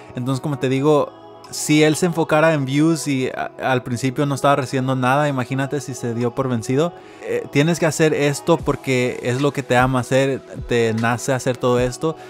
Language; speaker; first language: Spanish; early bilingual, heritage; Spanish